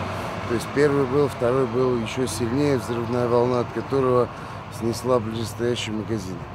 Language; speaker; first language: Russian; non-native, fluent; Armenian